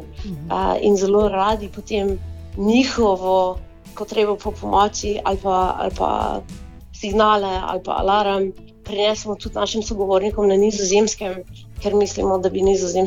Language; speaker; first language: Slovenian; early bilingual, heritage; Slovenian